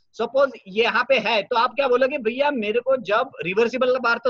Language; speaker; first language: Hindi; non-native, local second language; Marathi